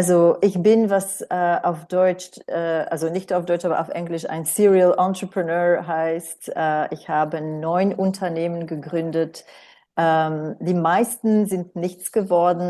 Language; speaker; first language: German; non-native, fluent; Romanian